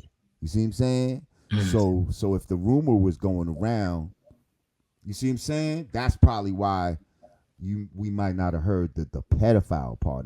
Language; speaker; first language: English; native; English